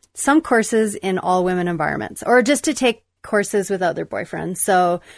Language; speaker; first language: English; native; English